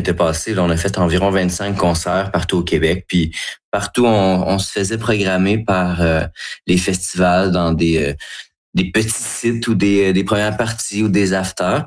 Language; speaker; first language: French; native; French